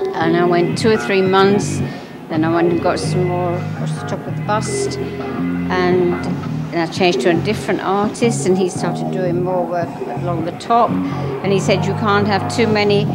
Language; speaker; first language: English; native; English